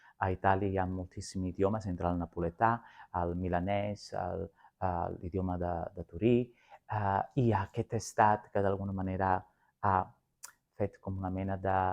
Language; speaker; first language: Catalan; non-native, fluent; Sicilian